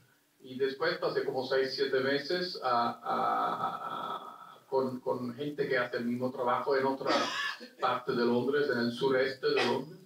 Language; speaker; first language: Spanish; non-native, fluent; Italian